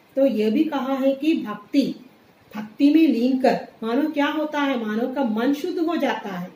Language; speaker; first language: Hindi; non-native, local second language; Malayalam